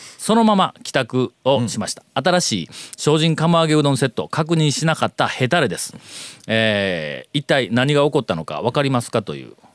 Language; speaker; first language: Japanese; native; Japanese